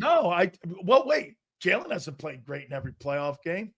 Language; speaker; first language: English; native; English